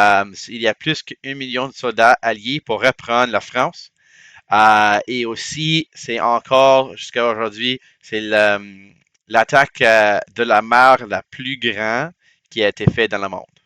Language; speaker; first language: French; non-native, local second language; English